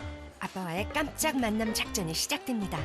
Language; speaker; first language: Korean; native; Korean